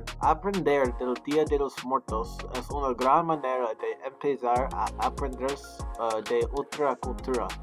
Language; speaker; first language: Spanish; non-native, learner; English